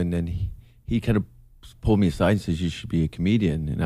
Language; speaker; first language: English; native; English